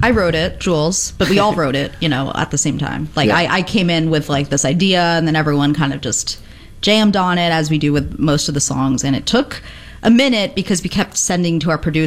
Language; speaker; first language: English; native; English